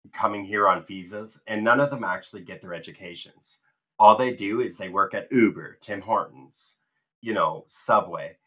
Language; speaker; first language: English; native; English